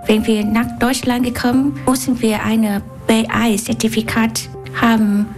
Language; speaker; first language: German; non-native, learner; Vietnamese